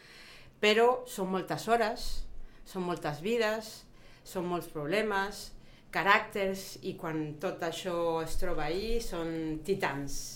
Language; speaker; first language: Catalan; non-native, fluent; Spanish